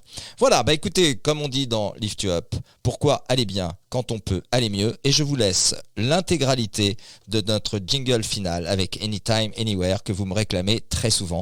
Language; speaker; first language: French; native; French